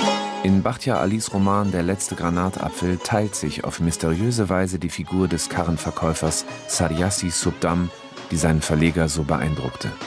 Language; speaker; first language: German; native; German